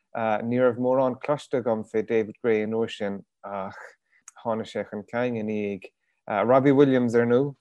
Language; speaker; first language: Irish; native; Irish